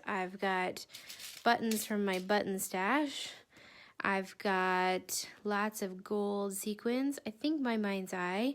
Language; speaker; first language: English; native; English